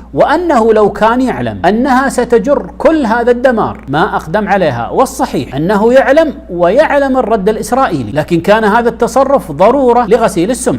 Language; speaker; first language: Arabic; native; Arabic